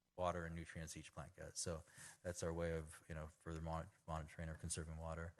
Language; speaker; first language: English; native; English